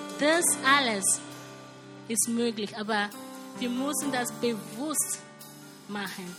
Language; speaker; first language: German; non-native, learner; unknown